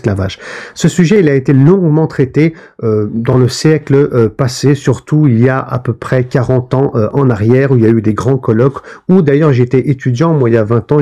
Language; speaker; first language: French; native; French